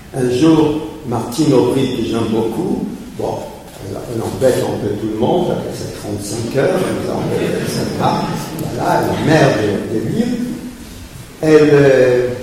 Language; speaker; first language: French; early bilingual, other home language; Polish